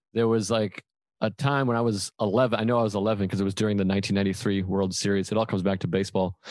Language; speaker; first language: English; native; English